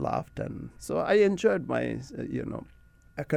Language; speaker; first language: English; non-native, local second language; Bangla